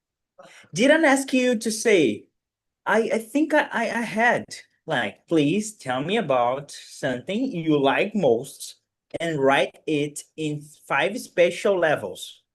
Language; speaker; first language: English; non-native, fluent; Portuguese